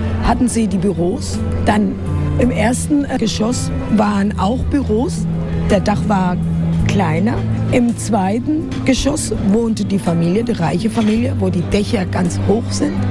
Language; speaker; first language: German; non-native, fluent; Spanish